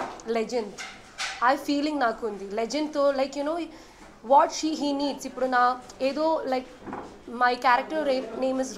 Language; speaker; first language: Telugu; non-native, learner; Malayalam